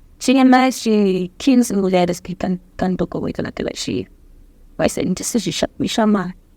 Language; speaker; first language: Portuguese; non-native, fluent; Zulu